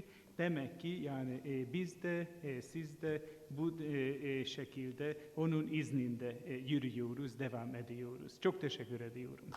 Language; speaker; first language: Turkish; non-native, fluent; Hungarian